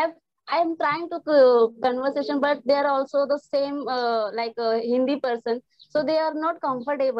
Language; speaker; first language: English; non-native, learner; Hindi